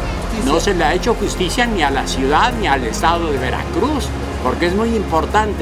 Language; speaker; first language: Spanish; native; Spanish